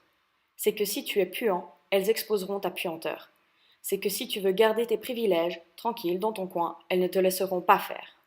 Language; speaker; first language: French; native; French